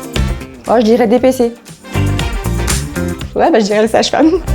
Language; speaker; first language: French; native; French